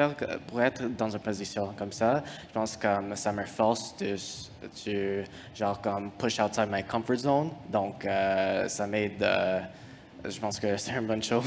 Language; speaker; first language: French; non-native, fluent; English